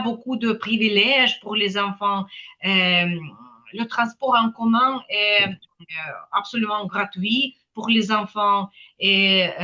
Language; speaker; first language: French; non-native, fluent; Ukrainian